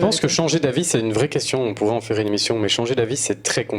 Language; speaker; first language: French; native; French